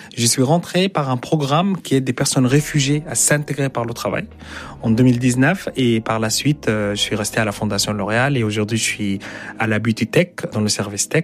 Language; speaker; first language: French; non-native, fluent; Arabic